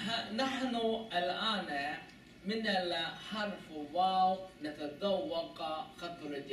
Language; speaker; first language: Arabic; non-native, learner; Chinese